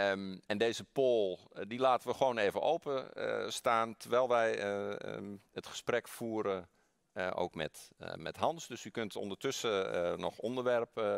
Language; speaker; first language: Dutch; native; Dutch